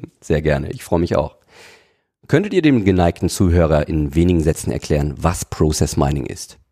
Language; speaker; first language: German; native; German